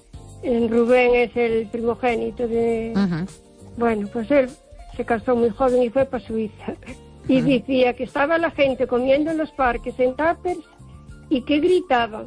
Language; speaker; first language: Spanish; non-native, local second language; Galician